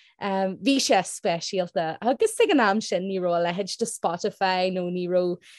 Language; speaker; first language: Irish; non-native, local second language; English